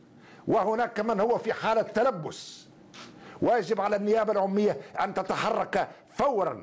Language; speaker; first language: Arabic; native; Arabic